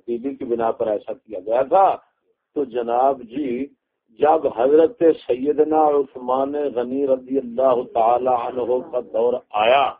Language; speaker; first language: Urdu; non-native, local second language; Punjabi